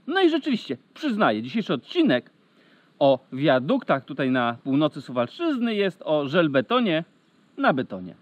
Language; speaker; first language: Polish; native; Polish